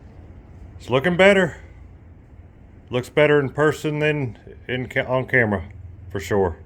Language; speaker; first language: English; native; English